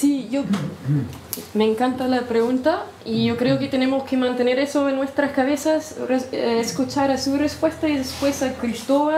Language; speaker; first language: Spanish; non-native, fluent; English